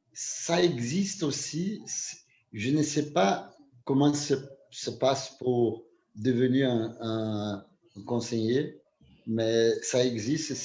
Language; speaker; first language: French; non-native, fluent; Portuguese